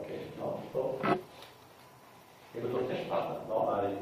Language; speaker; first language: Polish; non-native, fluent; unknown